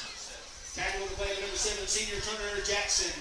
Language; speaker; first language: English; native; English